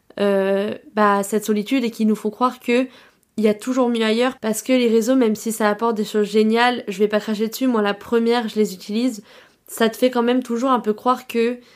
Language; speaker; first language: French; native; French